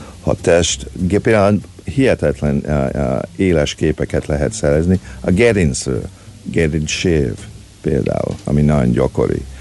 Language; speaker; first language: Hungarian; early bilingual, heritage; Hungarian